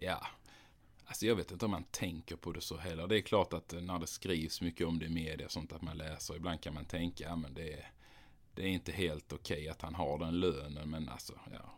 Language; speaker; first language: Swedish; native; Swedish